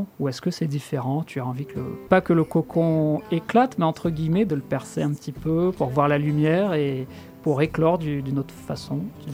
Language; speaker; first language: French; native; French